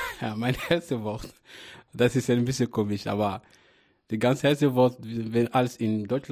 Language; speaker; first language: German; non-native, learner; French